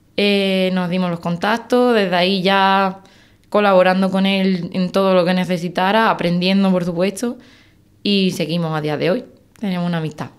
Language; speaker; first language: Spanish; native; Spanish